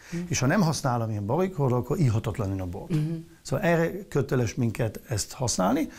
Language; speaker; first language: Hungarian; non-native, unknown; German